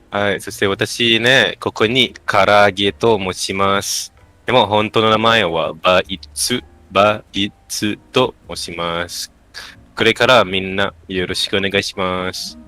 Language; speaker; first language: Japanese; non-native, learner; Malay